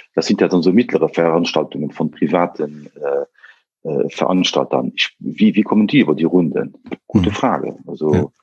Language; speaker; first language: German; non-native, local second language; Luxembourgish